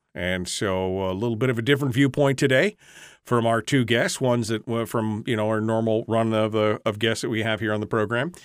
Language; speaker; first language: English; native; English